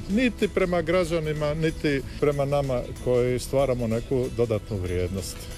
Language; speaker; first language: Croatian; native; Croatian